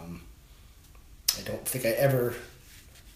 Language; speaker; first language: English; native; English